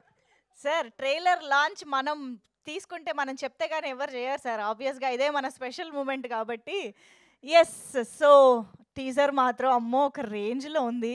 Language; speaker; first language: Telugu; native; Telugu